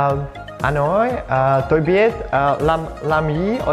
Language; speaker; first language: Vietnamese; non-native, learner; Czech